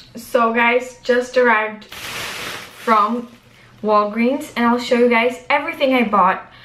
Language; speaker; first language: English; non-native, fluent; Portuguese